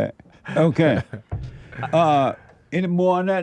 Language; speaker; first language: English; native; English